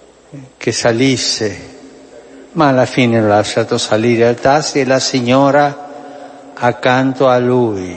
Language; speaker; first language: Italian; non-native, fluent; Spanish